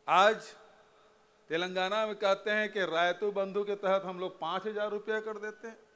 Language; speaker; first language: Hindi; native; Hindi